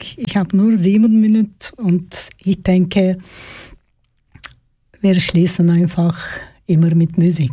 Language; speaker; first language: German; non-native, learner; Georgian